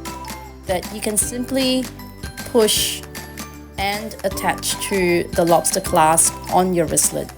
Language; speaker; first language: English; native; English